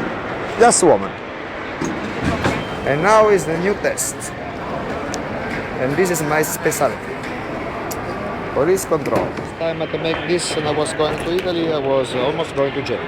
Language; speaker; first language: English; non-native, learner; Italian